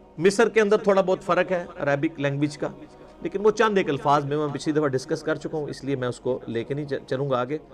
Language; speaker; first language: Urdu; non-native, local second language; Punjabi